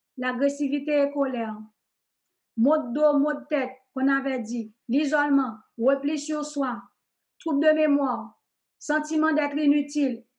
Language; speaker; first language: French; non-native, local second language; Haitian Creole